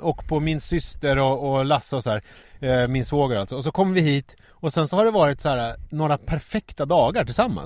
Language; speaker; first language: Swedish; native; Swedish